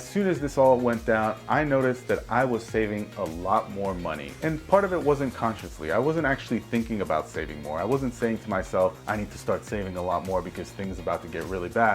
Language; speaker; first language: English; native; English